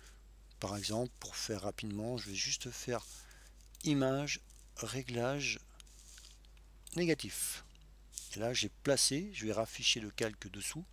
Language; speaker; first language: French; native; French